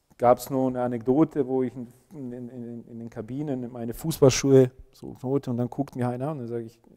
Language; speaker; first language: German; non-native, fluent; Bosnian